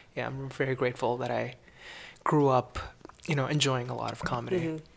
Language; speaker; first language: English; non-native, local second language; Tamil